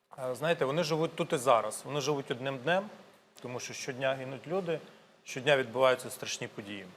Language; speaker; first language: Ukrainian; non-native, local second language; Russian